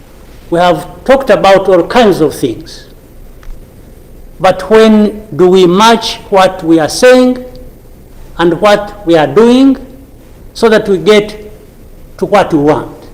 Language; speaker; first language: English; non-native, local second language; Kinyarwanda